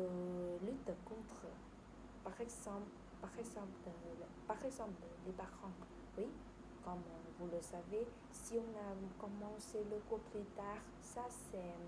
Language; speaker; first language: French; non-native, learner; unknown